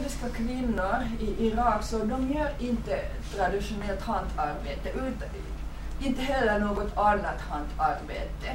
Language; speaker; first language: Swedish; non-native, fluent; Finnish